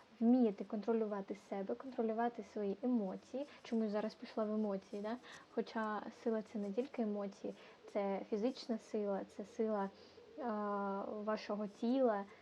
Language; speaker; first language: Ukrainian; non-native, local second language; Russian